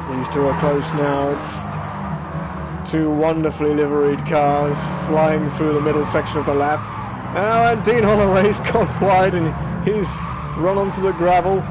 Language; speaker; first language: English; native; English